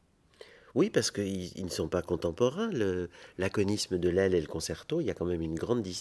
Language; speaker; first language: French; native; French